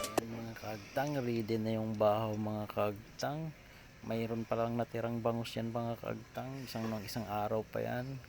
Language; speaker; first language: Filipino; non-native, local second language; Cebuano